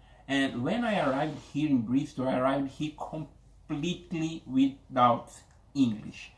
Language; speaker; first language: English; non-native, learner; Portuguese